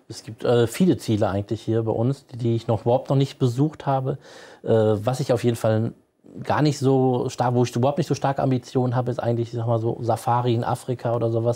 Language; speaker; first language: German; native; German